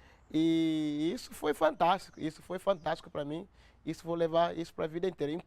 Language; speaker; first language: Portuguese; non-native, local second language; Upper Guinea Crioulo